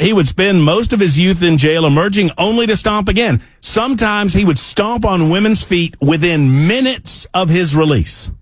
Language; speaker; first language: English; native; English